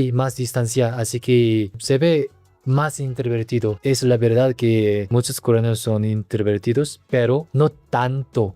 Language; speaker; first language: Spanish; non-native, learner; Korean